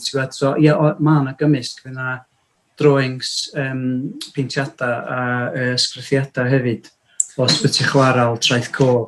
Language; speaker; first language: Welsh; native; Welsh